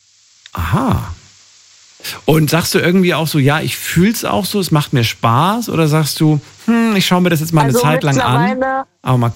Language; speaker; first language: German; native; German